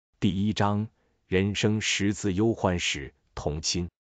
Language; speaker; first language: Chinese; native; Chinese